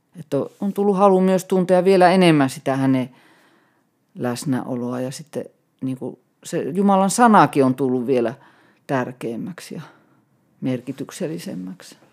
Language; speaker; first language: Finnish; native; Finnish